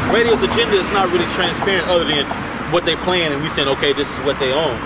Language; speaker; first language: English; native; English